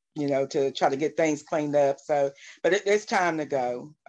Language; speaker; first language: English; native; English